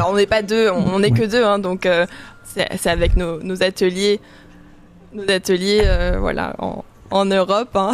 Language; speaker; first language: French; native; French